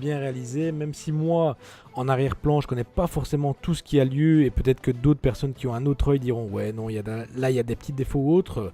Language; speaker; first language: French; native; French